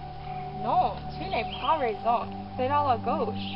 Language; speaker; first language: French; non-native, learner; English